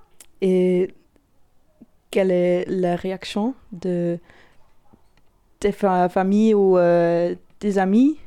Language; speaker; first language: French; non-native, learner; Dutch